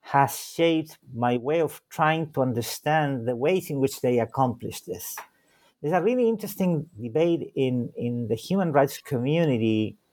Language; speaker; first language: English; non-native, fluent; Spanish